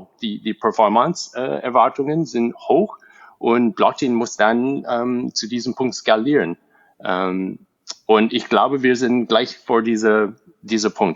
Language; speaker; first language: German; non-native, fluent; English